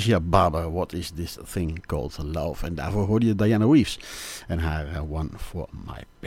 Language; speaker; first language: Dutch; native; Dutch